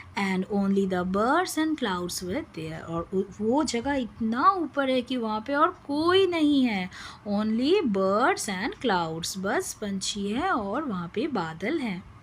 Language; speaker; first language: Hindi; non-native, local second language; Bangla